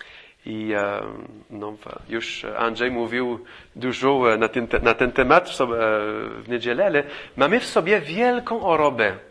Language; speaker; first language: Polish; non-native, fluent; English